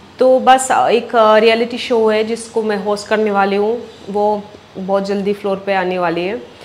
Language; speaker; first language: Hindi; non-native, fluent; Russian